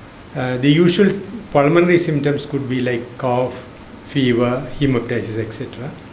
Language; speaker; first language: English; non-native, local second language; Malayalam